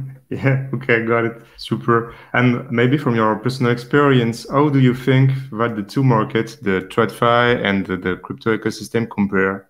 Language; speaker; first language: English; non-native, fluent; French